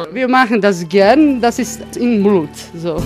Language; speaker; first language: German; non-native, learner; Croatian